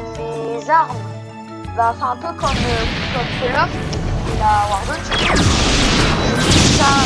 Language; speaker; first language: French; native; French